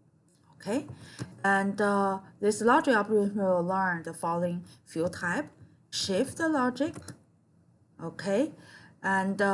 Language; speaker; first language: English; non-native, fluent; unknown